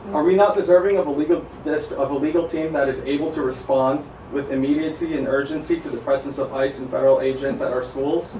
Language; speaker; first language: English; native; English